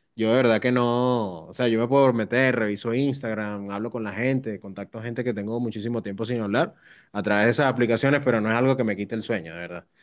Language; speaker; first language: Spanish; native; Spanish